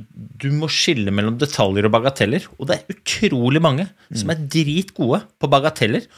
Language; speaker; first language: Norwegian; native; Norwegian